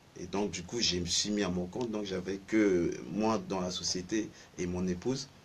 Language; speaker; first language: French; non-native, local second language; Sango